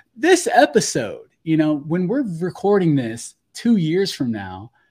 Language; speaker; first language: English; native; English